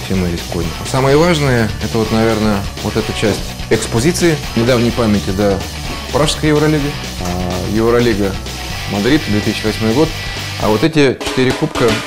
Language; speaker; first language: Russian; native; Russian